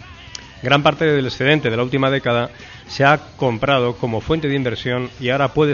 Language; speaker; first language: Spanish; native; Spanish